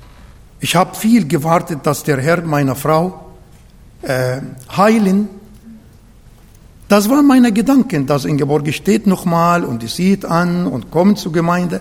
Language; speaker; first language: German; non-native, learner; Arabic